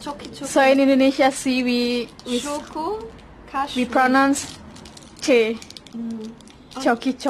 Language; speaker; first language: English; non-native, learner; Indonesian